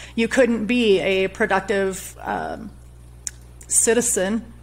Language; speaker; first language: English; native; English